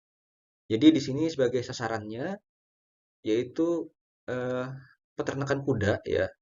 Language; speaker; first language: Indonesian; native; Indonesian